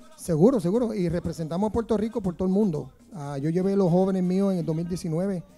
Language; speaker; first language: Spanish; native; Spanish